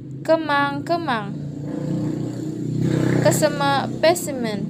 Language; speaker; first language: Indonesian; native; Indonesian